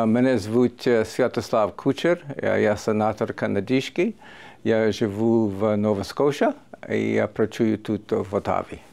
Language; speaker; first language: Ukrainian; early bilingual, heritage; Ukrainian